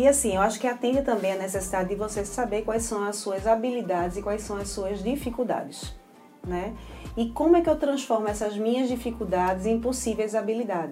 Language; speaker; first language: Portuguese; native; Portuguese